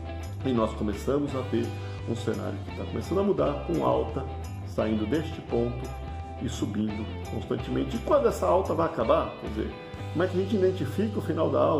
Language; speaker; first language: Portuguese; native; Portuguese